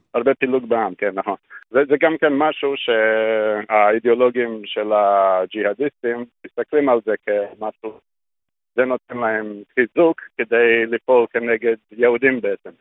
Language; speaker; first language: Hebrew; non-native, fluent; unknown